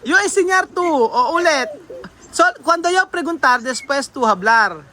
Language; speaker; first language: Spanish; non-native, learner; Filipino